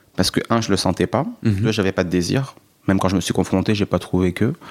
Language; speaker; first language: French; native; French